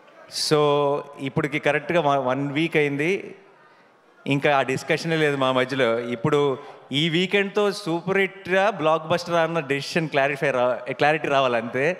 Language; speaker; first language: Telugu; native; Telugu